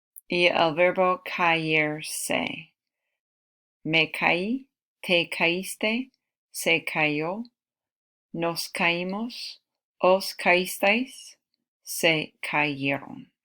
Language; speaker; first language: Spanish; non-native, fluent; English